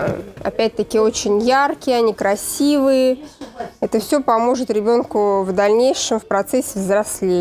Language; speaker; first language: Russian; native; Russian